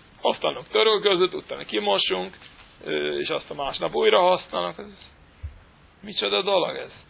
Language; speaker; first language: Hungarian; non-native, fluent; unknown